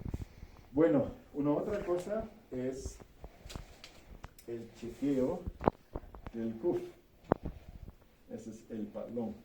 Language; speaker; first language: Spanish; non-native, fluent; German